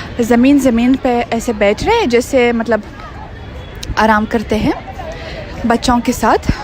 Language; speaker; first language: Hindi; non-native, fluent; Russian